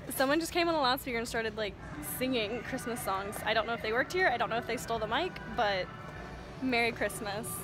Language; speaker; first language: English; native; English